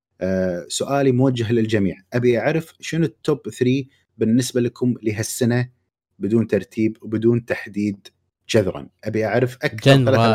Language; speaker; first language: Arabic; native; Arabic